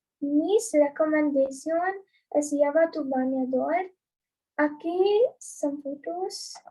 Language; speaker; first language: Spanish; non-native, learner; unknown